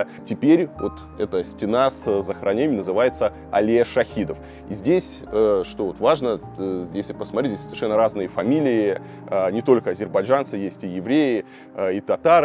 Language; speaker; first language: Russian; native; Russian